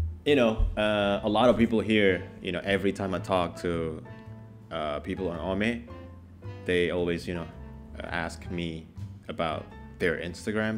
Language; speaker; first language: English; non-native, fluent; Indonesian